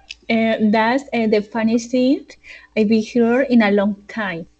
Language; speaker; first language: English; non-native, learner; Spanish